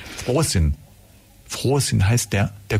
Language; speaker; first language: German; native; German